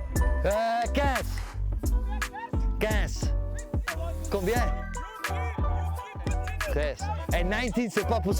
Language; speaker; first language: French; non-native, local second language; Dutch